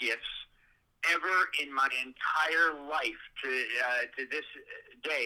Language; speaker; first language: English; native; English